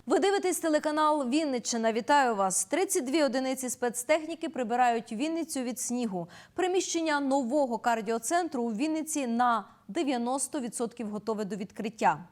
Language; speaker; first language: Ukrainian; native; Ukrainian